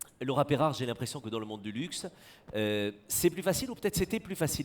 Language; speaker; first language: French; native; French